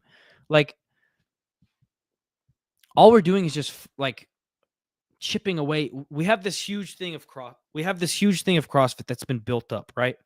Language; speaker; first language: English; native; English